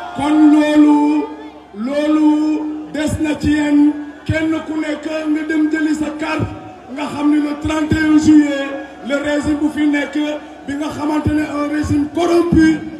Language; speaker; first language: Wolof; non-native, local second language; Jola-Fonyi